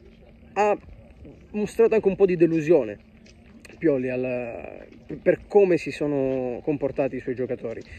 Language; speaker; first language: Italian; native; Italian